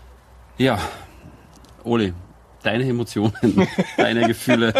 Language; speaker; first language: German; native; German